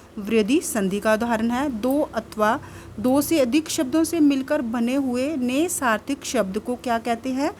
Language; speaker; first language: Hindi; native; Hindi